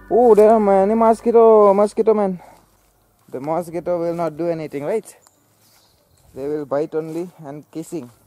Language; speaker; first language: English; non-native, learner; Indonesian